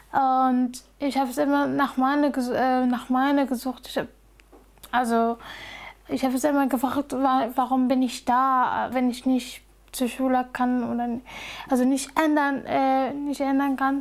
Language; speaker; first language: German; non-native, fluent; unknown